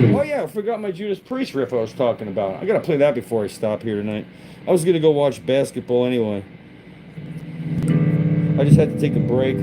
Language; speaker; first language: English; native; English